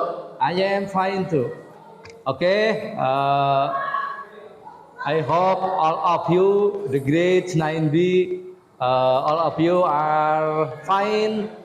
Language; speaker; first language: English; non-native, fluent; Indonesian